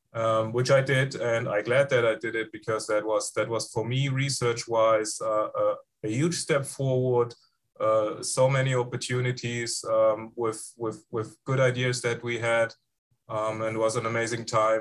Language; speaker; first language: English; non-native, fluent; German